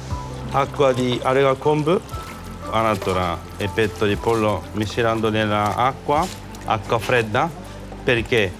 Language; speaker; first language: Italian; non-native, learner; Japanese